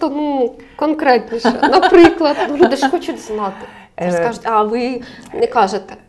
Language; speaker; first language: Ukrainian; native; Ukrainian